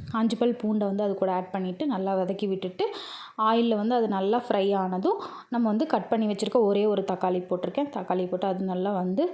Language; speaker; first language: Tamil; native; Tamil